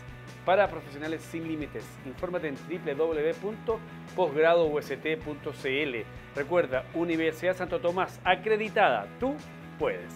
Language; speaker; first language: Spanish; native; Spanish